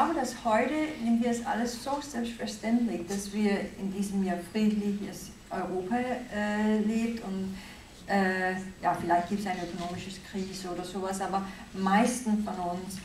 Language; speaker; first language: German; non-native, fluent; Danish